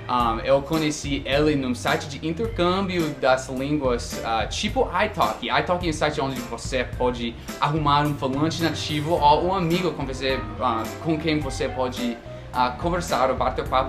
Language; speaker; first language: Portuguese; non-native, fluent; English